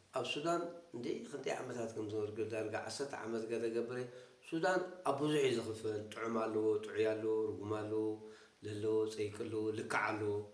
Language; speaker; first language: Tigrinya; native; Tigrinya